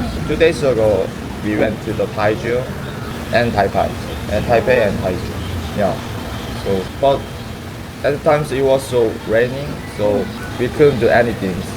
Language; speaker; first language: English; non-native, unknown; Korean